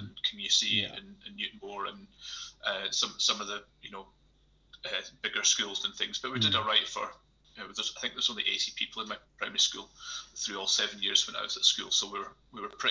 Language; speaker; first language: English; native; English